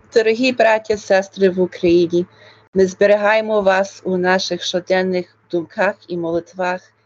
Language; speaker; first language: Ukrainian; early bilingual, other home language; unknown